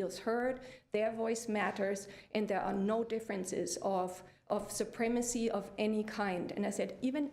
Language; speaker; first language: English; early bilingual, other home language; German